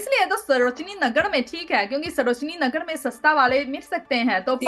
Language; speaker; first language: Hindi; non-native, learner; Chinese